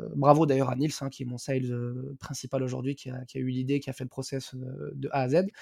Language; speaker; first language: French; non-native, local second language; Arabic